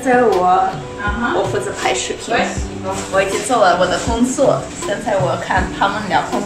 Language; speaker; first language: Chinese; non-native, fluent; Russian